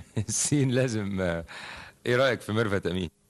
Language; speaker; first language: Arabic; native; Arabic